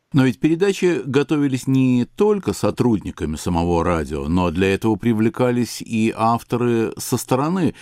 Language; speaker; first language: Russian; native; Russian